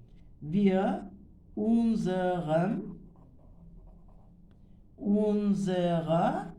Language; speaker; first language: German; non-native, fluent; Turkish